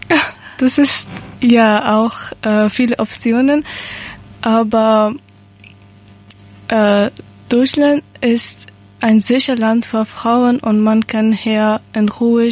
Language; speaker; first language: German; non-native, learner; Persian